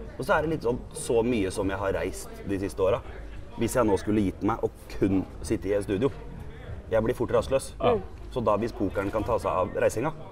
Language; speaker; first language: Norwegian; native; Norwegian